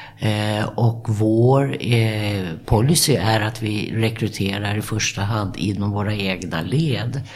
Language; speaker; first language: Swedish; native; Swedish